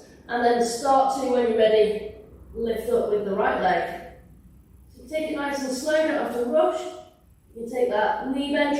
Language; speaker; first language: English; native; English